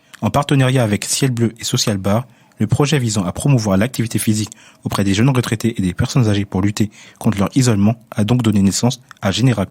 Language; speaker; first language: French; native; French